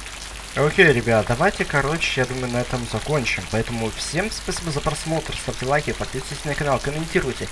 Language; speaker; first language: Russian; native; Russian